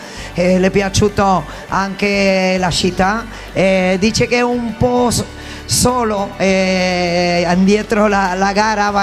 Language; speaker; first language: Italian; non-native, fluent; Spanish